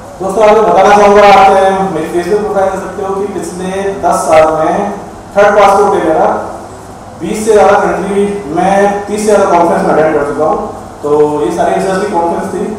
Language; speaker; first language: Hindi; native; Hindi